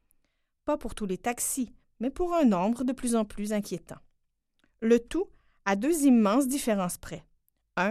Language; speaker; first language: French; native; French